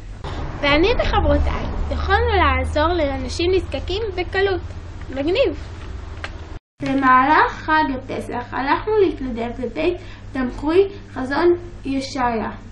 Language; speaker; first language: Hebrew; early bilingual, other home language; English